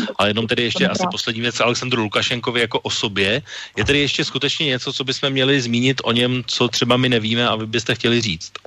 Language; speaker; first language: Czech; native; Czech